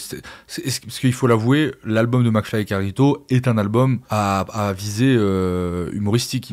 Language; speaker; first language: French; native; French